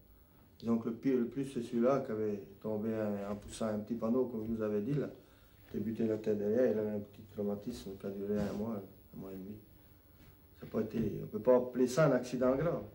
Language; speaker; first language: French; native; French